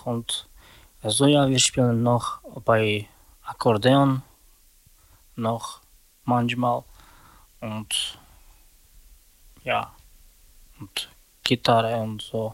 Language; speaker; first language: German; non-native, learner; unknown